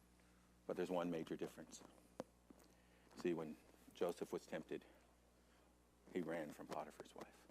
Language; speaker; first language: English; native; English